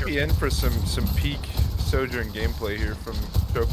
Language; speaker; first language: English; native; English